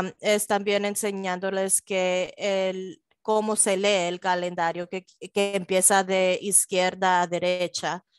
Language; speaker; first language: Spanish; early bilingual, heritage; Spanish